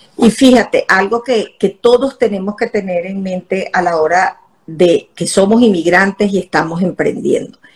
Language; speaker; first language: Spanish; native; Spanish